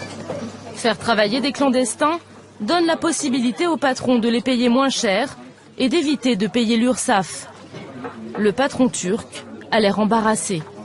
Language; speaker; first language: French; native; French